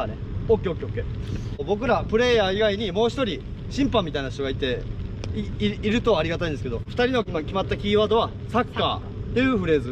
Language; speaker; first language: Japanese; native; Japanese